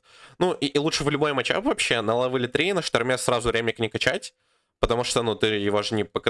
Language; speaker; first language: Russian; native; Russian